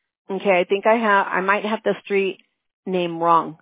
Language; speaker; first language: English; early bilingual, other home language; Spanish